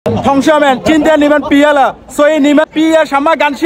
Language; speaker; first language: Chinese; non-native, learner; Bangla